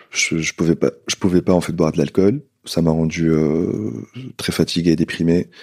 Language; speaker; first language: French; non-native, local second language; Arabic